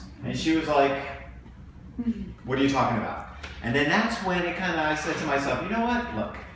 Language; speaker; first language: English; native; English